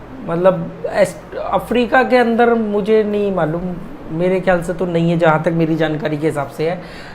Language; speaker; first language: Hindi; native; Hindi